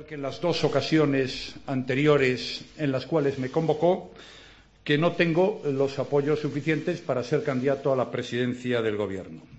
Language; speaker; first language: Spanish; native; Spanish